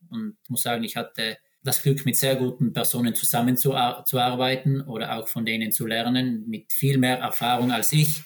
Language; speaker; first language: German; native; German